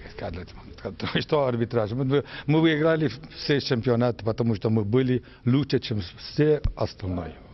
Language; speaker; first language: Russian; non-native, learner; Romanian